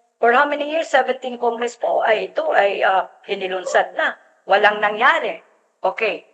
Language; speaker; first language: Filipino; native; Filipino